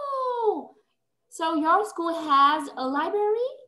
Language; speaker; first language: English; non-native, fluent; Vietnamese